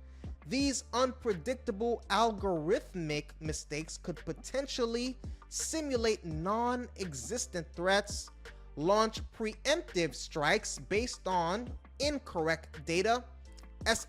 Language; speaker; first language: English; native; English